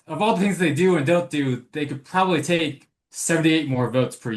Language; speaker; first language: English; native; English